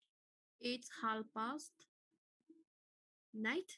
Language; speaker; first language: English; non-native, learner; Spanish